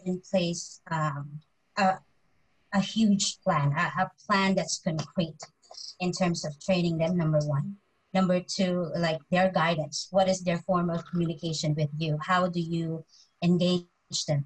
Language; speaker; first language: English; non-native, local second language; Filipino